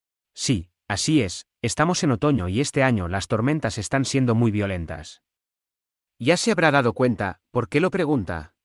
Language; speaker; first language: Spanish; native; Spanish